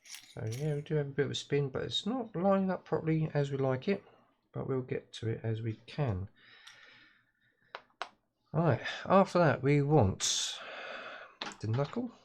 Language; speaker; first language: English; native; English